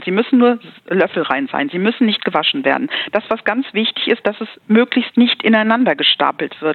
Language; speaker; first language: German; native; German